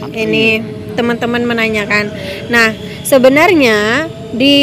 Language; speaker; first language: Indonesian; non-native, local second language; Banjar